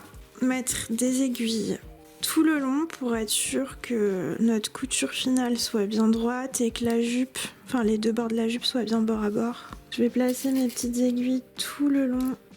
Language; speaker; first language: French; native; French